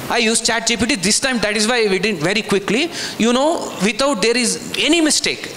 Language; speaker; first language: English; non-native, local second language; Kannada